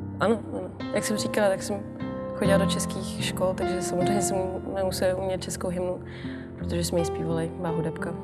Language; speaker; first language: Czech; early bilingual, other home language; English